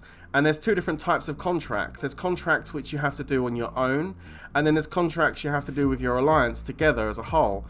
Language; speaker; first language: English; native; English